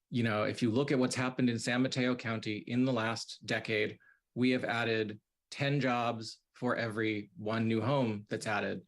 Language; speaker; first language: English; native; English